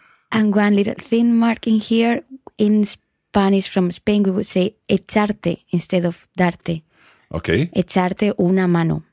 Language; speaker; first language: English; non-native, fluent; Spanish